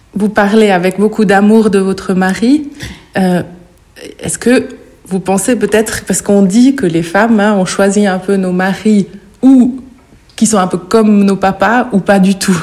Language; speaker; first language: French; native; French